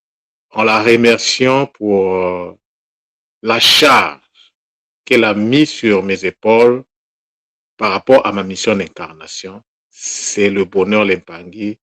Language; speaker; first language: French; non-native, local second language; Kongo